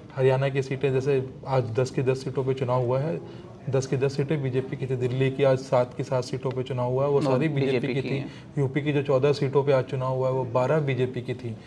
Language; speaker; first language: Hindi; native; Hindi